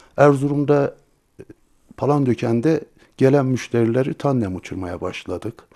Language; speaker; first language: Turkish; native; Turkish